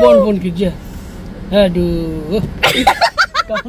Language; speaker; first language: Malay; non-native, learner; Bangla